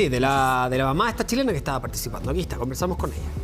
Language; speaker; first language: Spanish; native; Spanish